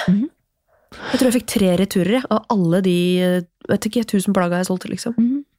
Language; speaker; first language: Norwegian; native; Norwegian